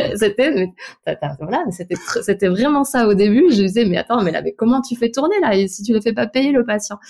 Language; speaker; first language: French; native; French